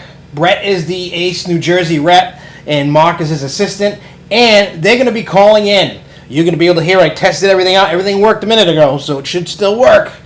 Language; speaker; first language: English; native; English